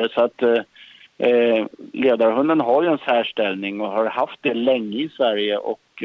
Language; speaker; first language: Swedish; native; Swedish